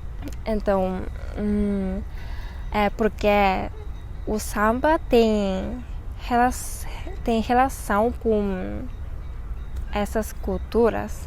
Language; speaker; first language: Portuguese; non-native, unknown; Japanese